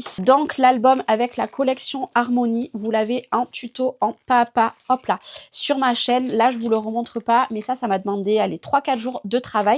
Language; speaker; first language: French; native; French